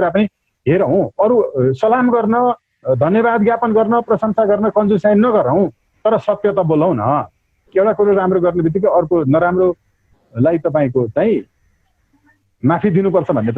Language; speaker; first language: Nepali; native; Nepali